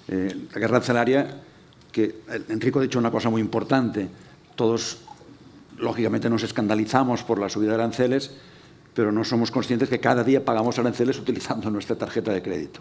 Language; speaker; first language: Spanish; native; Spanish